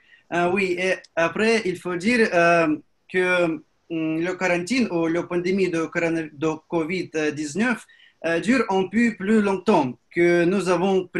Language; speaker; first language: French; non-native, learner; Russian